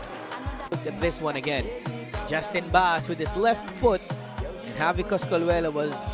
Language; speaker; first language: English; non-native, local second language; Filipino